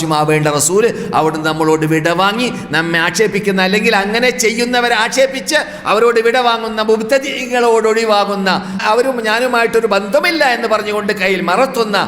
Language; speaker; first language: Malayalam; native; Malayalam